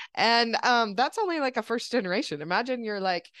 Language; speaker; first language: English; native; English